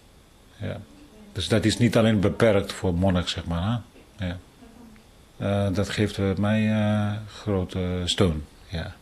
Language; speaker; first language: Dutch; non-native, fluent; Tibetan